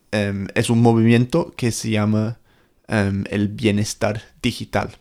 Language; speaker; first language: Spanish; non-native, fluent; English